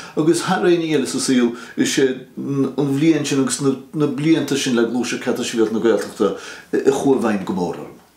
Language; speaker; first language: Irish; native; Irish